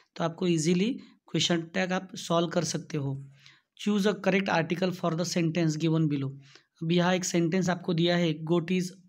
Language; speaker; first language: Hindi; non-native, local second language; Marathi